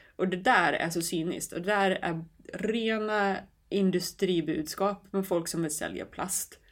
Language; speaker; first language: Swedish; non-native, fluent; English